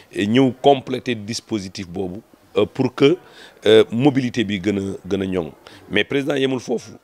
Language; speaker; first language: French; non-native, local second language; Fula